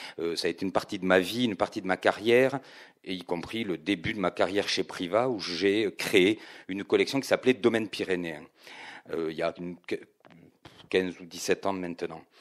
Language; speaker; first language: French; native; French